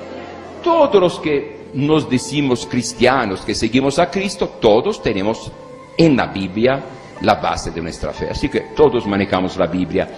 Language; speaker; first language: Spanish; non-native, fluent; Italian